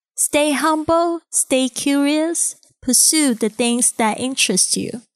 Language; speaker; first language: English; non-native, fluent; Chinese